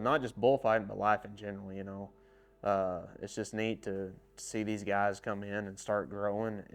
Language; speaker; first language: English; native; English